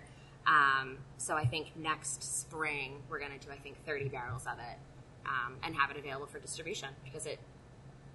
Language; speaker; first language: English; native; English